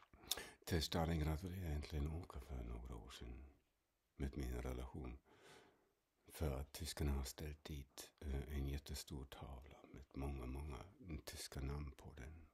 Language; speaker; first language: Swedish; non-native, fluent; German